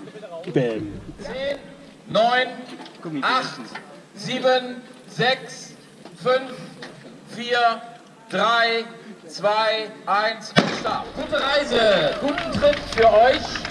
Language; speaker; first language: German; native; German